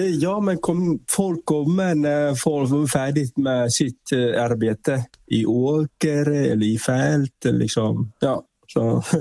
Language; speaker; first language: Swedish; non-native, fluent; Vietnamese